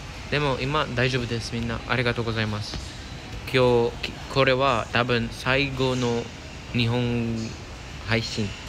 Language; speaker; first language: Japanese; non-native, learner; English